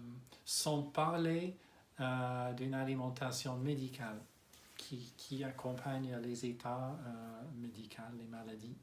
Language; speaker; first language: French; non-native, fluent; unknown